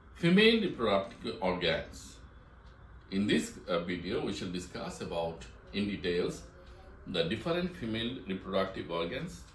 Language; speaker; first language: English; non-native, local second language; Bangla